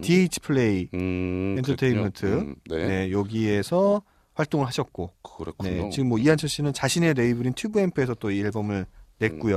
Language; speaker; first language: Korean; native; Korean